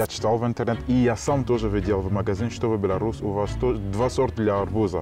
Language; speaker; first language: Russian; non-native, learner; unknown